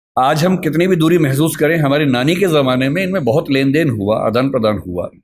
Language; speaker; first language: Hindi; native; Hindi